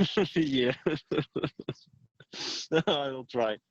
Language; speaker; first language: English; non-native, learner; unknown